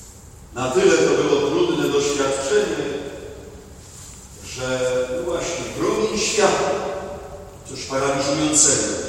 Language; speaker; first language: Polish; native; Polish